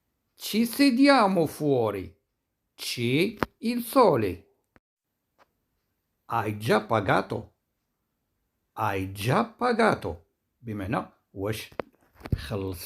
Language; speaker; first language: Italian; non-native, fluent; Arabic